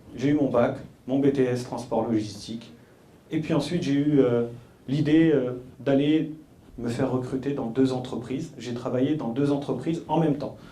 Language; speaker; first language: French; early bilingual, other home language; Arabic